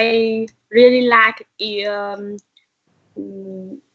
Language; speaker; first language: English; non-native, learner; Vietnamese